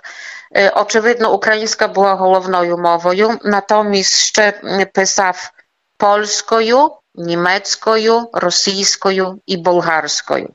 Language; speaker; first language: Ukrainian; early bilingual, heritage; Ukrainian